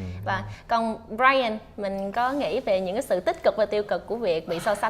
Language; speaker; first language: Vietnamese; native; Vietnamese